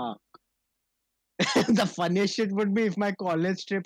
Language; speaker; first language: English; non-native, local second language; Bangla